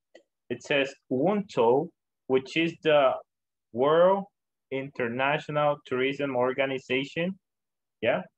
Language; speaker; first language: English; non-native, learner; Spanish